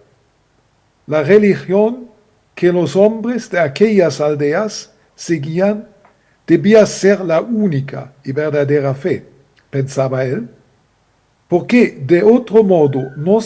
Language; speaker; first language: Spanish; non-native, fluent; German